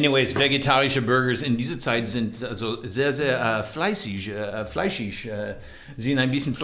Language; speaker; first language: German; non-native, learner; English